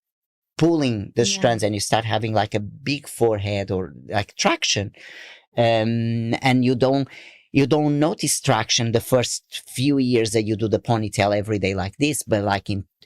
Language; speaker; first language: English; non-native, fluent; Portuguese